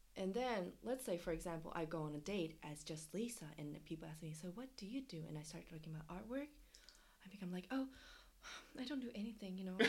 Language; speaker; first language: English; non-native, fluent; Japanese